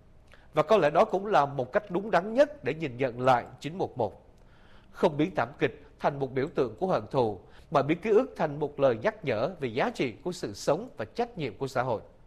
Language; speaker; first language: Vietnamese; native; Vietnamese